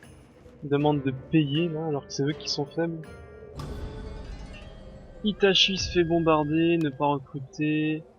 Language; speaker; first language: French; native; French